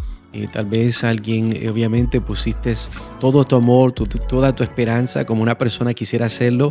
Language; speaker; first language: Spanish; native; Spanish